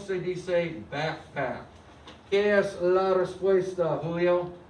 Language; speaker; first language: Spanish; non-native, fluent; English